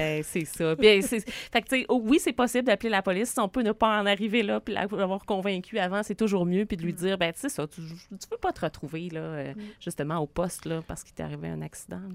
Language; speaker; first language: French; native; French